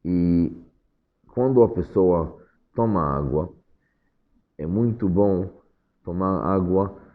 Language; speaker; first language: Portuguese; non-native, fluent; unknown